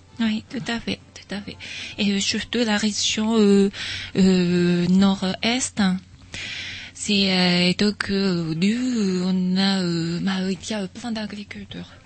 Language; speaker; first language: French; non-native, learner; Japanese